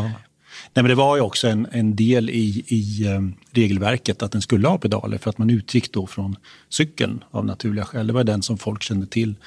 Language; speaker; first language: Swedish; native; Swedish